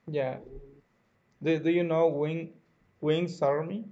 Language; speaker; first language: English; non-native, learner; Spanish